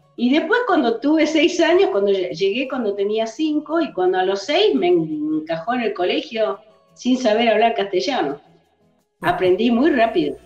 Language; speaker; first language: Spanish; early bilingual, other home language; English